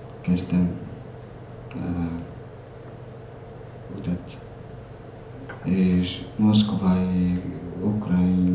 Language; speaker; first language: Hungarian; non-native, learner; Somali